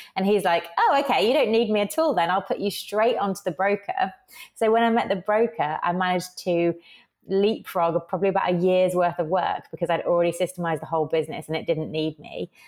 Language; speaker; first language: English; native; English